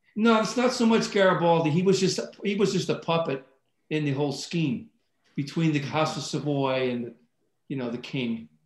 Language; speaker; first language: English; early bilingual, other home language; Italian